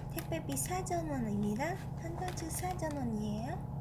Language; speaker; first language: Korean; non-native, fluent; Vietnamese